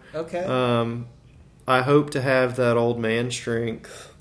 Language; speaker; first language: English; native; English